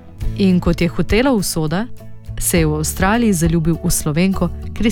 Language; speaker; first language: Slovenian; native; Slovenian